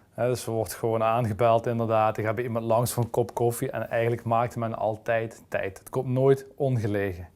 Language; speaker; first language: Dutch; native; Dutch